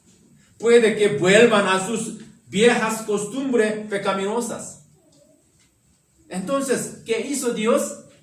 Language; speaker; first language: Spanish; non-native, learner; Korean